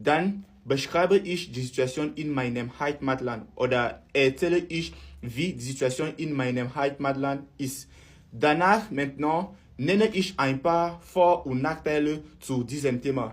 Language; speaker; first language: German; non-native, fluent; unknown